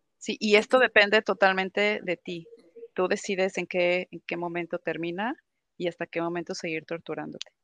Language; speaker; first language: Spanish; native; Spanish